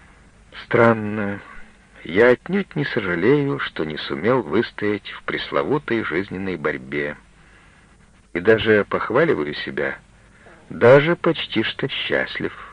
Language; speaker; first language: Russian; native; Russian